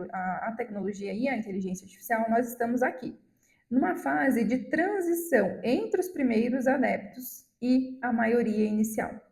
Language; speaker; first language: Portuguese; native; Portuguese